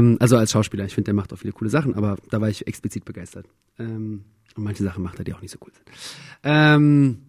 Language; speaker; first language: German; early bilingual, other home language; Russian